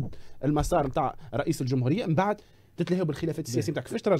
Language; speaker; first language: Arabic; native; Arabic